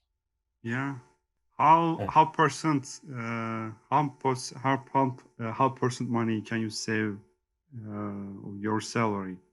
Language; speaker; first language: English; non-native, learner; Turkish